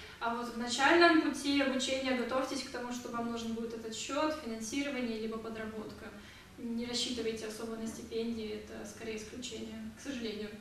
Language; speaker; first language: Russian; native; Russian